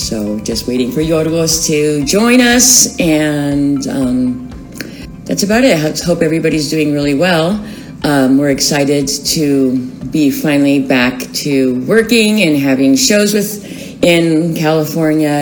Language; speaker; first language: English; early bilingual, other home language; Greek